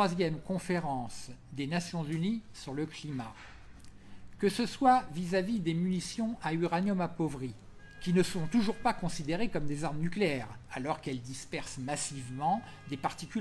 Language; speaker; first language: French; native; French